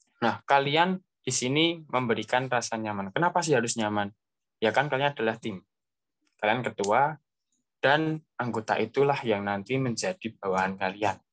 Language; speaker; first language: Indonesian; native; Indonesian